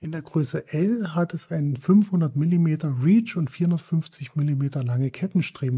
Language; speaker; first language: German; native; German